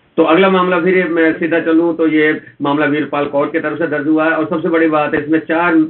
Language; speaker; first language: Hindi; native; Hindi